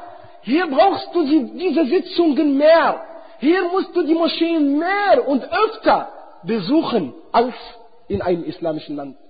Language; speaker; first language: German; non-native, fluent; Arabic